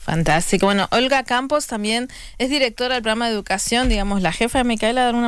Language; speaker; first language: Spanish; native; Spanish